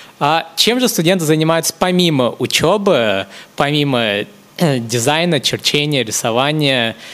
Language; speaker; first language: Russian; non-native, fluent; Hindi